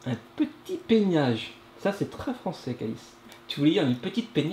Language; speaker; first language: French; native; French